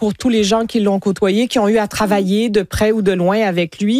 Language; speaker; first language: French; native; French